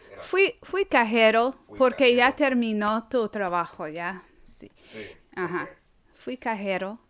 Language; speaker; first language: Spanish; non-native, fluent; English